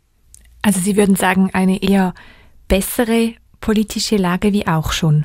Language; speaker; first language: German; native; German